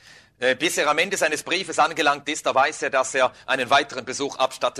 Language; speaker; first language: German; native; German